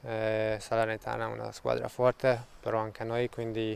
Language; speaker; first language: Italian; non-native, learner; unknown